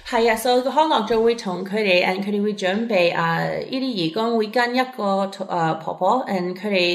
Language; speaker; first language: Cantonese; early bilingual, heritage; Cantonese